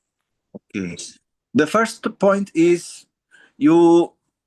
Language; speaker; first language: English; non-native, learner; Portuguese